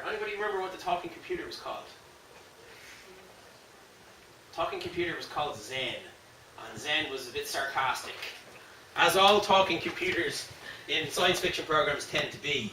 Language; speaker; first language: English; native; English